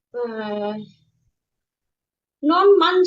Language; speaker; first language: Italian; non-native, learner; Bangla